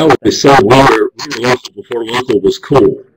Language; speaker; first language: English; native; English